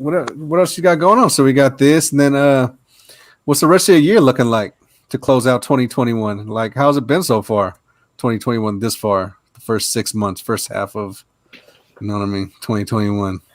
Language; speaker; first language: English; native; English